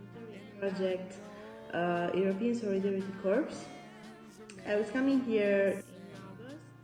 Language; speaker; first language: English; non-native, learner; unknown